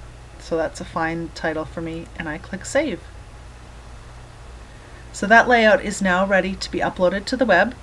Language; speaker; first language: English; native; English